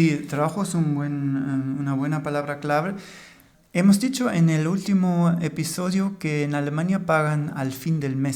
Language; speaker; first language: Spanish; non-native, fluent; German